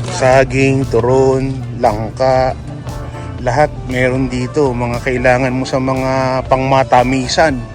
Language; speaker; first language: Filipino; non-native, local second language; Pampanga